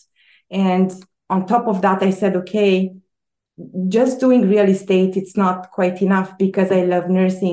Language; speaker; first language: English; non-native, fluent; Romanian